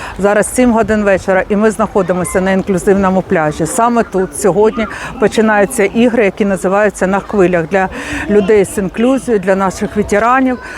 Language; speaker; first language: Ukrainian; non-native, local second language; Russian